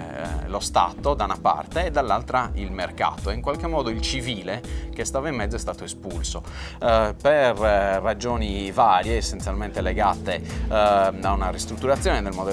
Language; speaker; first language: Italian; native; Italian